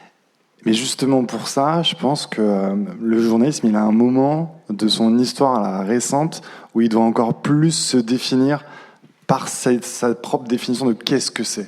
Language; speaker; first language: French; native; French